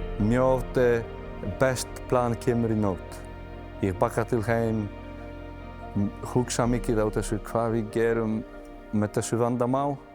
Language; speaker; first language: Icelandic; non-native, learner; Polish